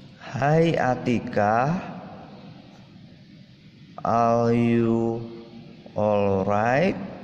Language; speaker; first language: English; non-native, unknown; Indonesian